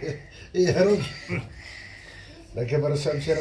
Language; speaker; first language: Arabic; native; Arabic